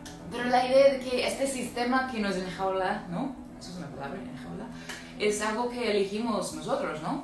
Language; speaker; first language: Spanish; non-native, fluent; English